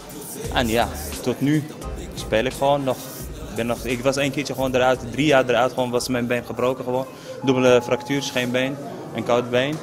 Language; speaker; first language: Dutch; non-native, learner; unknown